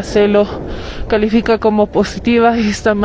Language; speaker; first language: Spanish; native; Spanish